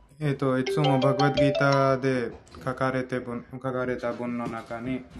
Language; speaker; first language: Japanese; non-native, learner; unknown